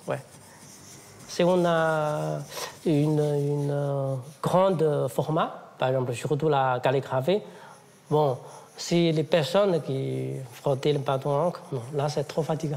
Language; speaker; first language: French; non-native, fluent; Chinese